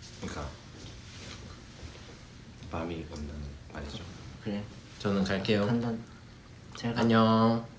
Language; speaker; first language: Korean; non-native, fluent; Japanese